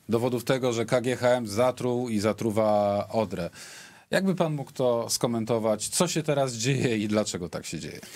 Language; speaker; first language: Polish; native; Polish